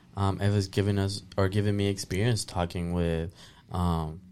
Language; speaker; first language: English; early bilingual, other home language; Spanish